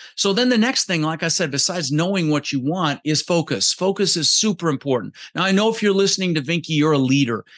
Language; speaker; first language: English; early bilingual, other home language; Dutch